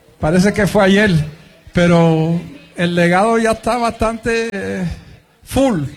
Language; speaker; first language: Spanish; early bilingual, heritage; Spanish